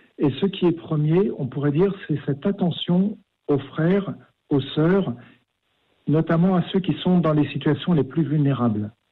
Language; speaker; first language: French; native; French